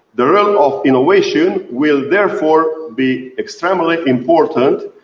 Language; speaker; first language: English; non-native, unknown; Romanian